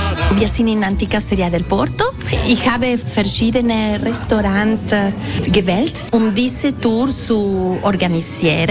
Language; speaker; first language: German; non-native, fluent; Italian